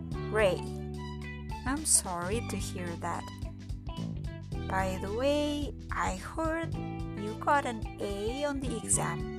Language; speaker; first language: English; non-native, fluent; Indonesian